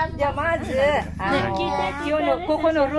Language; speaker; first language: Japanese; non-native, fluent; Filipino